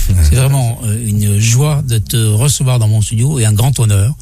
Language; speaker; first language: French; native; French